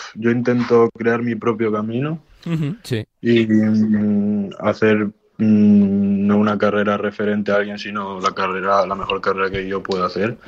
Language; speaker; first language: Spanish; native; Spanish